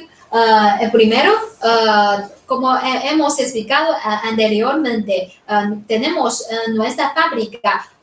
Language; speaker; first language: Spanish; non-native, fluent; Chinese